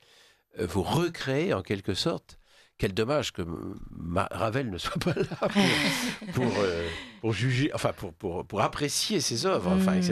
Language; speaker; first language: French; native; French